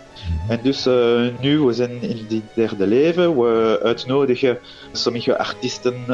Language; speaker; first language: Dutch; non-native, local second language; French